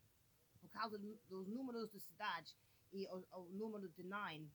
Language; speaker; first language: Portuguese; non-native, learner; English